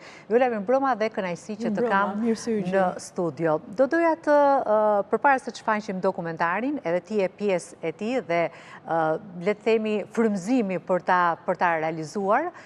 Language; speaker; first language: Albanian; native; Albanian